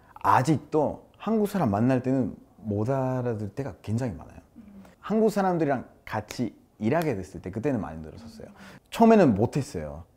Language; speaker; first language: Korean; non-native, fluent; Spanish